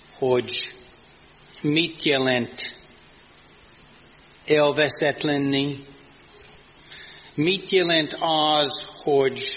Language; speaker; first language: Hungarian; non-native, fluent; English